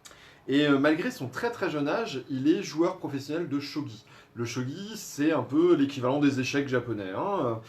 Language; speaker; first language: French; native; French